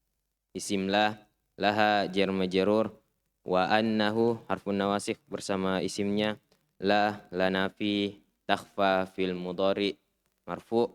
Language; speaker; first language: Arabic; non-native, learner; Indonesian